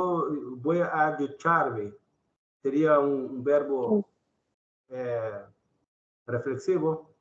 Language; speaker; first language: Spanish; non-native, learner; Portuguese